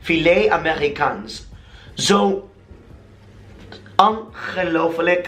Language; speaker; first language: Dutch; non-native, learner; English